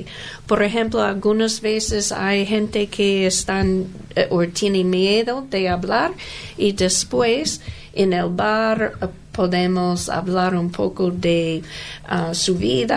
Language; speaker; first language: Spanish; non-native, learner; English